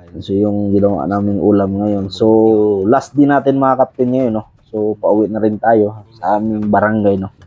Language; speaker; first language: Filipino; non-native, local second language; Cebuano